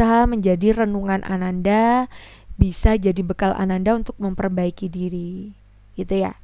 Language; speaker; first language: Indonesian; native; Indonesian